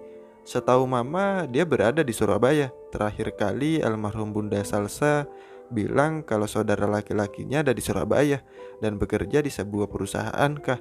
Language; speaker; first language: Indonesian; native; Indonesian